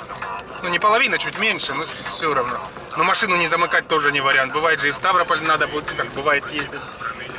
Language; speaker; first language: Russian; native; Russian